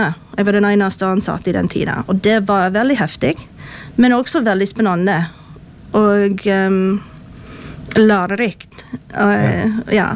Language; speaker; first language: Swedish; non-native, fluent; English